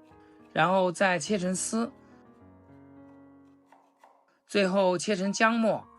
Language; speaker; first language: Chinese; native; Chinese